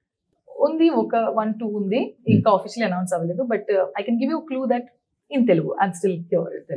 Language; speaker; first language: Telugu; non-native, learner; Tulu